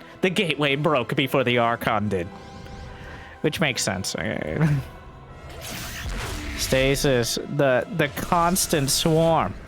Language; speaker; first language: English; native; English